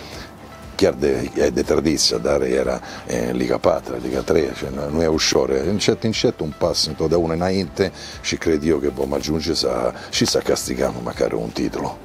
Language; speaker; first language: Romanian; non-native, learner; Italian